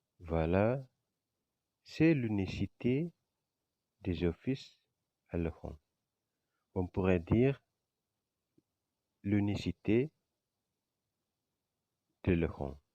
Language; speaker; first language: French; non-native, fluent; Indonesian